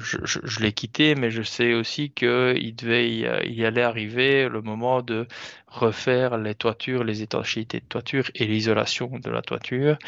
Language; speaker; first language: French; native; French